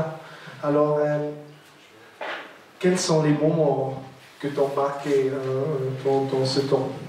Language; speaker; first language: French; non-native, local second language; German